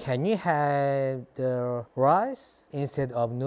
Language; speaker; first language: English; non-native, learner; Korean